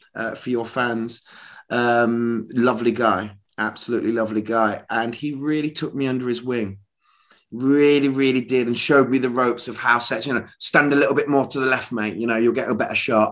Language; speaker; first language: English; native; English